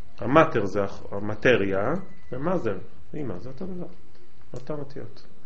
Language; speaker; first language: Hebrew; native; Hebrew